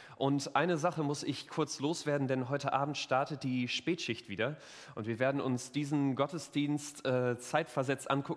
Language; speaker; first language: German; native; German